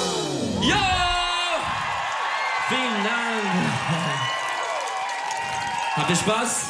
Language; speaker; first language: German; non-native, learner; Turkish